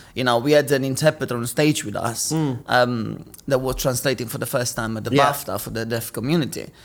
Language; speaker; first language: English; non-native, fluent; Italian